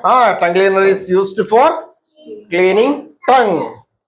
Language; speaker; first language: English; non-native, local second language; Malayalam